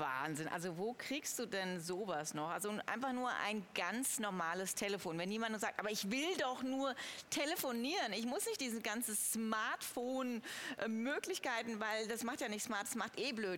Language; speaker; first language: German; native; German